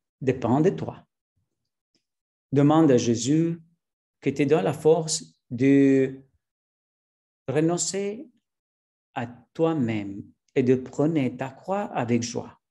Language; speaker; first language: French; non-native, learner; Spanish